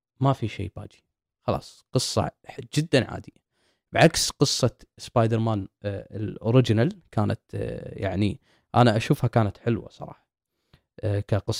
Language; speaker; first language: Arabic; native; Arabic